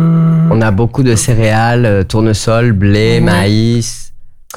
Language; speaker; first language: French; native; French